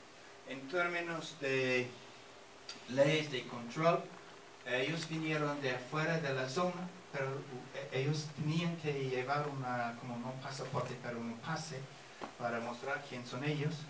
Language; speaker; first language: Spanish; non-native, fluent; English